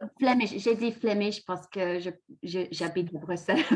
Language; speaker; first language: French; non-native, learner; English